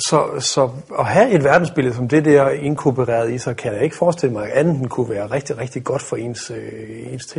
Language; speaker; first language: Danish; native; Danish